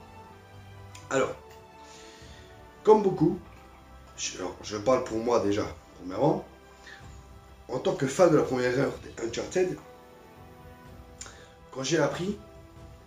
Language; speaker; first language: French; native; French